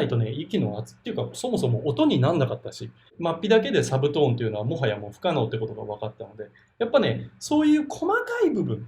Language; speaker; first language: Japanese; native; Japanese